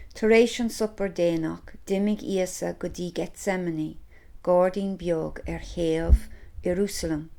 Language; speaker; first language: Irish; non-native, local second language; English